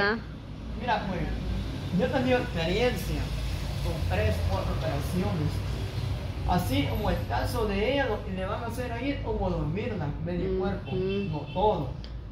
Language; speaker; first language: Spanish; native; Spanish